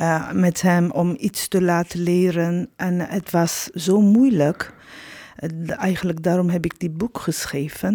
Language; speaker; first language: Dutch; non-native, fluent; Turkish